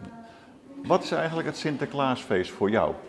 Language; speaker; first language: Dutch; native; Dutch